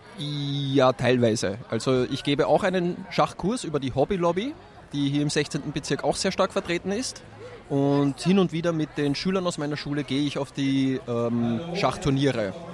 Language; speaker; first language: German; native; German